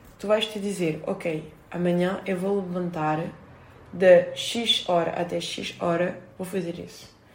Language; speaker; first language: Portuguese; non-native, fluent; French